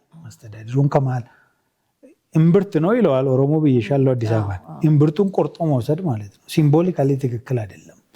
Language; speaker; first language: Amharic; non-native, local second language; Oromo